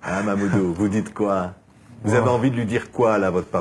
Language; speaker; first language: French; native; French